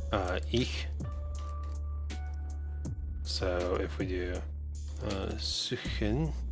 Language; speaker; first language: German; non-native, learner; English